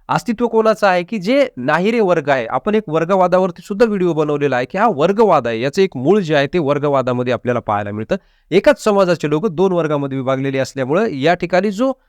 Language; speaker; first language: Marathi; native; Marathi